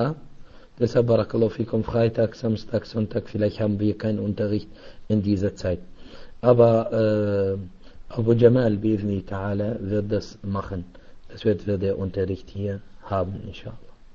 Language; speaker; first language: German; non-native, fluent; Arabic